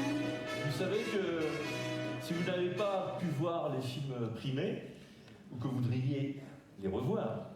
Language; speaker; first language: French; native; French